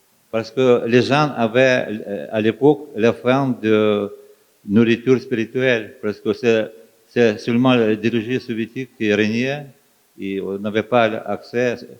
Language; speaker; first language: French; non-native, fluent; Ukrainian